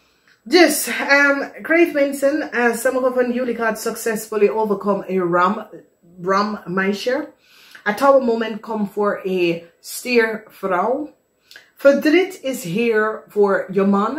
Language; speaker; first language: Dutch; non-native, fluent; English